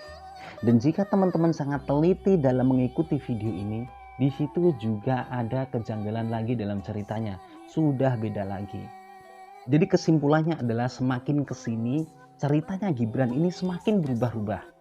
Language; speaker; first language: Indonesian; native; Indonesian